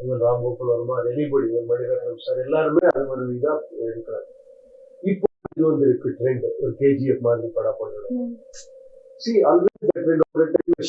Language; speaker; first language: Tamil; non-native, learner; Kannada